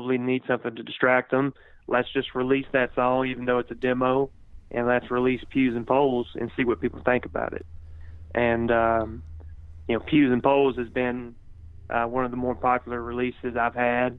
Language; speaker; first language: English; native; English